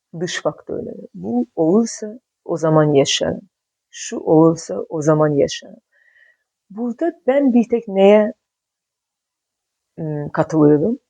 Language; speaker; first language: Turkish; non-native, fluent; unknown